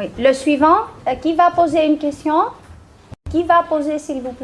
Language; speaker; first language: French; non-native, fluent; Greek